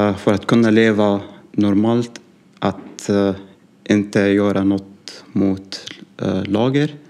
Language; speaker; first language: Swedish; non-native, learner; Arabic